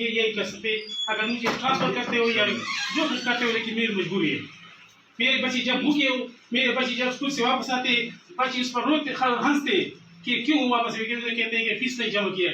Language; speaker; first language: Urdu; non-native, local second language; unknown